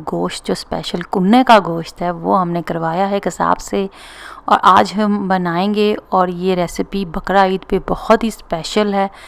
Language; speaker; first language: Urdu; non-native, local second language; Punjabi